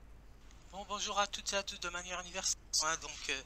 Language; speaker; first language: French; native; French